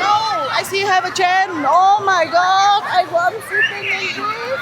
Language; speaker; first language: English; non-native, learner; Chinese